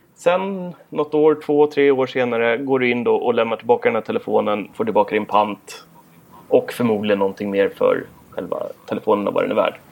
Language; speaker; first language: Swedish; native; Swedish